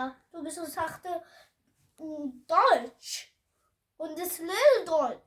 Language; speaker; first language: German; non-native, learner; Hindi